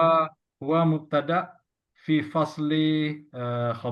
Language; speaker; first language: Arabic; non-native, learner; Malay